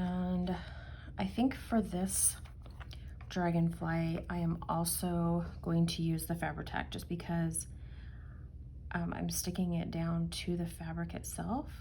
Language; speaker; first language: English; native; English